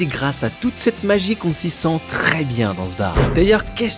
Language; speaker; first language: French; native; French